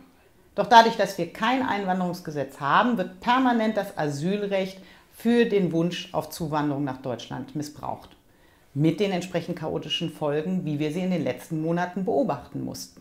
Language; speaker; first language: German; native; German